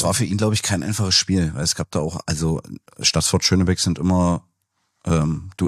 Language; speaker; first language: German; native; German